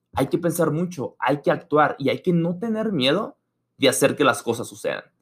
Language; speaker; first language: Spanish; native; Spanish